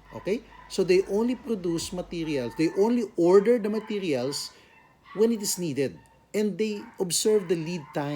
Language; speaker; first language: English; non-native, local second language; Filipino